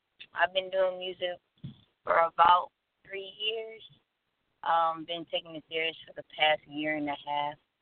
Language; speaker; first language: English; native; English